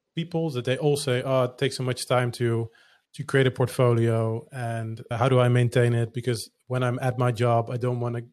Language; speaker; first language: English; non-native, fluent; Dutch